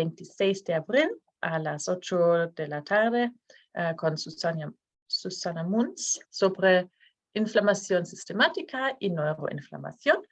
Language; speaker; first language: Spanish; non-native, fluent; Norwegian